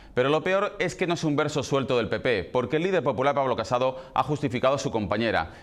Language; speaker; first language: Spanish; native; Spanish